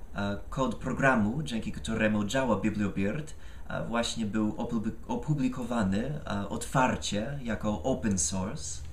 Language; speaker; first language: Polish; non-native, fluent; English